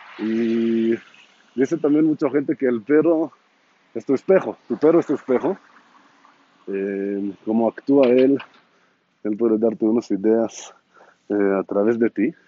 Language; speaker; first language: Spanish; non-native, learner; Hebrew